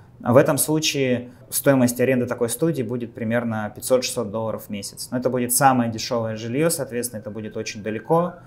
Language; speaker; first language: Russian; native; Russian